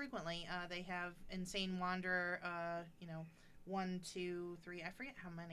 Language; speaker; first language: English; native; English